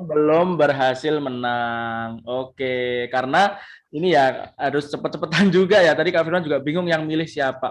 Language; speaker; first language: Indonesian; native; Indonesian